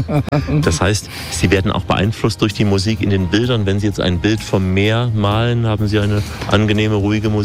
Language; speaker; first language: German; native; German